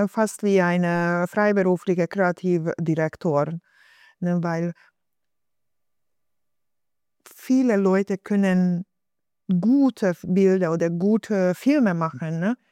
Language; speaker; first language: German; non-native, fluent; Hungarian